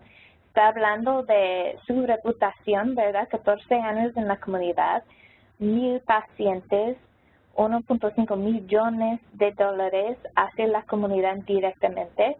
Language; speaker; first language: Spanish; non-native, local second language; English